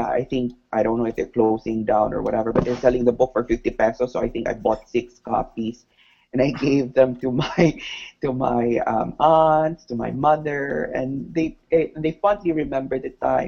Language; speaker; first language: English; non-native, local second language; Cebuano